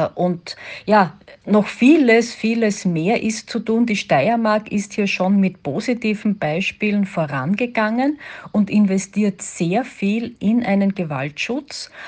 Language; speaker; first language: German; native; German